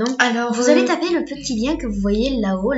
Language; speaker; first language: French; native; French